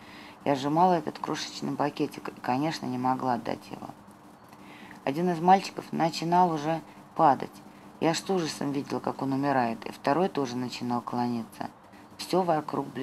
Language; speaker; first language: Russian; native; Russian